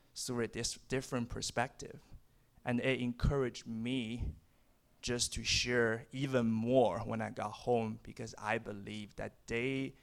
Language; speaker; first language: English; non-native, fluent; Chinese